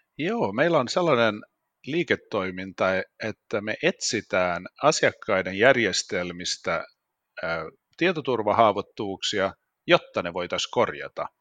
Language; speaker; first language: Finnish; non-native, local second language; Swedish